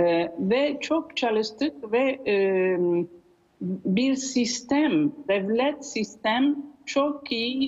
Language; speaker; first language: Turkish; non-native, learner; Italian